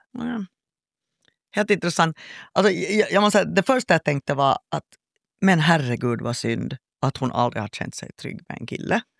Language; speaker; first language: Swedish; native; Swedish